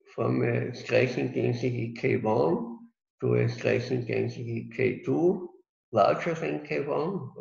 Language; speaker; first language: English; non-native, fluent; German